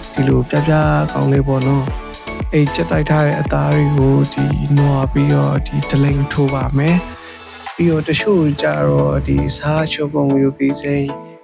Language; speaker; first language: Burmese; native; Burmese